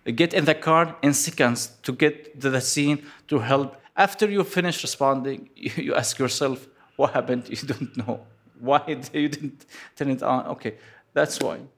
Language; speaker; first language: English; non-native, fluent; Arabic